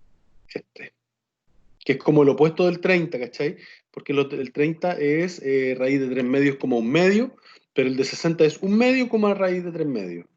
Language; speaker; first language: Spanish; native; Spanish